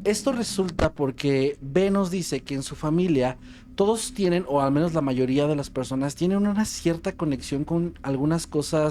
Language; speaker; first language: Spanish; native; Spanish